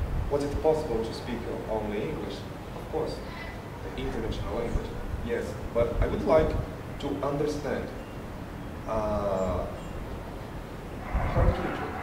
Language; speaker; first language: English; non-native, fluent; Portuguese